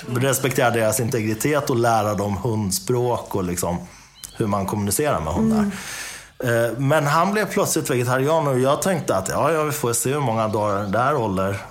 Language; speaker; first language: Swedish; early bilingual, other home language; Persian